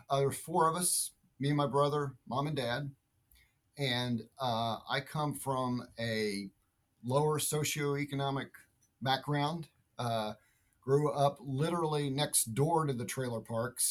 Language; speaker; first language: English; native; English